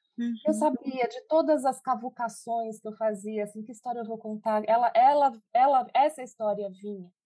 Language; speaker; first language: Portuguese; early bilingual, other home language; Spanish